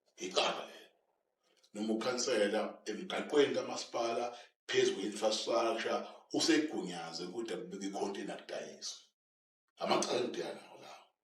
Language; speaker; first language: Zulu; native; Zulu